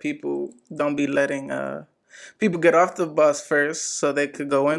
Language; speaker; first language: English; early bilingual, other home language; Spanish